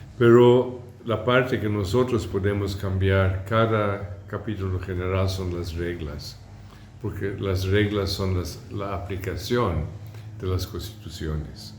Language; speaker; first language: Spanish; non-native, fluent; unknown